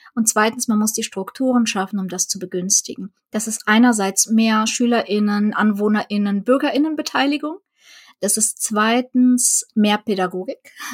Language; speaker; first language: German; early bilingual, other home language; Russian